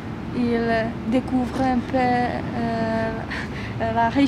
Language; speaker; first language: French; non-native, fluent; Czech